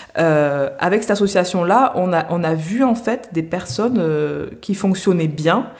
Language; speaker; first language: French; native; French